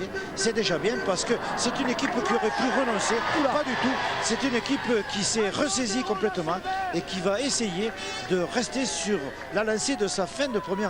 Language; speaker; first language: French; native; French